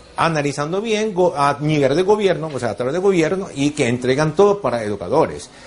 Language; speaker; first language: Spanish; non-native, fluent; Japanese